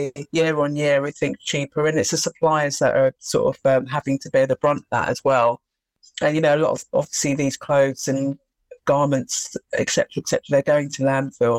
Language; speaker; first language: English; native; English